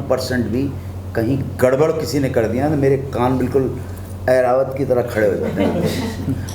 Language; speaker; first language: Hindi; native; Hindi